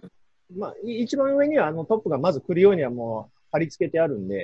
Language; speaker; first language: Japanese; native; Japanese